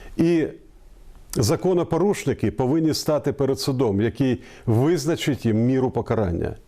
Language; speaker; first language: Ukrainian; non-native, local second language; Russian